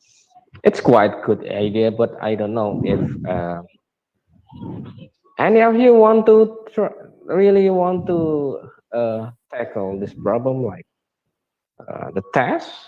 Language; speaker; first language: English; non-native, learner; Indonesian